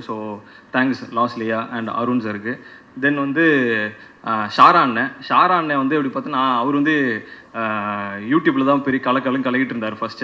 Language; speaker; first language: Tamil; native; Tamil